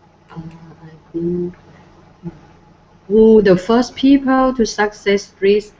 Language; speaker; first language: English; non-native, learner; Thai